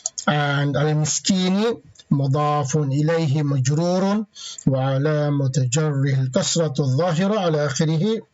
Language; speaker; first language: Arabic; non-native, fluent; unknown